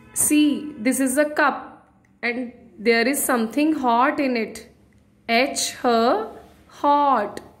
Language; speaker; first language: English; non-native, local second language; Hindi